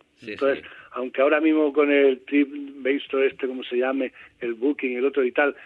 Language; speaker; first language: Spanish; native; Spanish